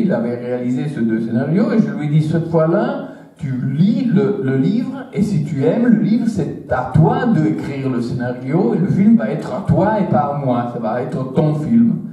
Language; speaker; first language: French; non-native, fluent; Italian